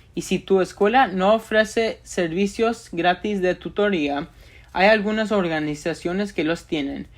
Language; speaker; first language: Spanish; early bilingual, other home language; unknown